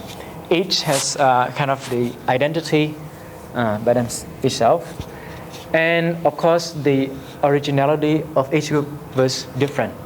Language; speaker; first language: English; non-native, learner; Lao